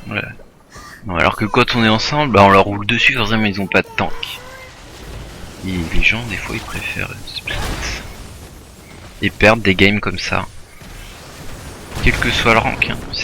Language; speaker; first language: French; native; French